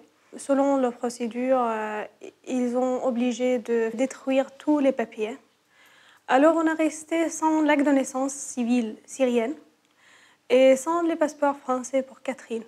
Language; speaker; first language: French; non-native, learner; Arabic